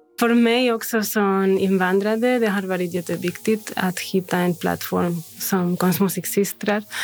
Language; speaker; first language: Swedish; non-native, fluent; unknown